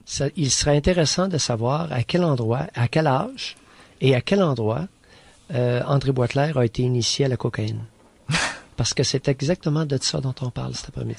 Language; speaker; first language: French; native; French